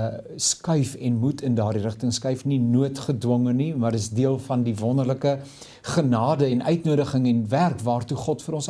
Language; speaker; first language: Afrikaans; native; Afrikaans